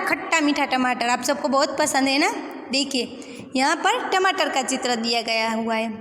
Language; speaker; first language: Hindi; non-native, local second language; Gujarati